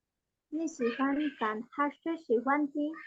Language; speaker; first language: Chinese; non-native, learner; Indonesian